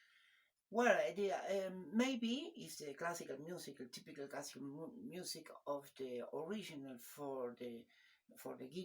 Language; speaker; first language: English; non-native, learner; Spanish